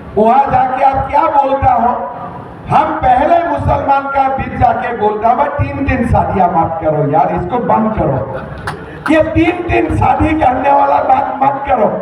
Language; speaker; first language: Hindi; non-native, local second language; Assamese